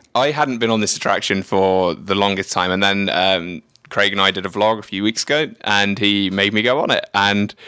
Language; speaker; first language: English; native; English